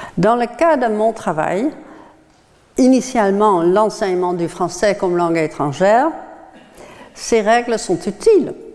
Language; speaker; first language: French; non-native, fluent; Dutch